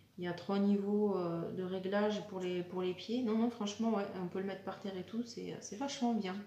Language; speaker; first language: French; native; French